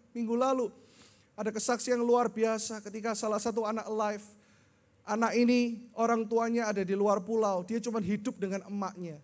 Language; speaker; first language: Indonesian; native; Indonesian